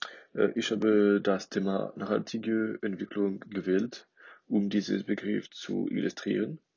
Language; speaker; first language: German; non-native, learner; French